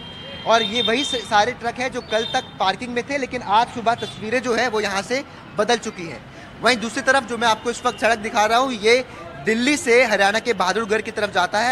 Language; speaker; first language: Hindi; native; Hindi